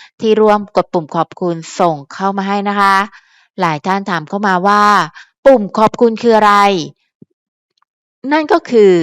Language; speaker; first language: Thai; native; Thai